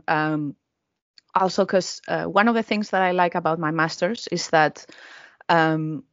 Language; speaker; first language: English; non-native, fluent; Spanish